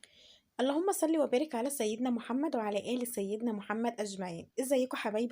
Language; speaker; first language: Arabic; native; Arabic